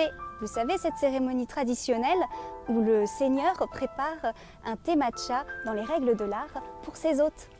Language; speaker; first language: French; native; French